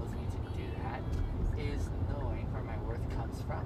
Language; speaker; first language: English; native; English